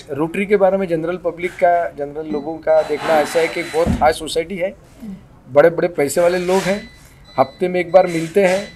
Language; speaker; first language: Hindi; non-native, local second language; Marathi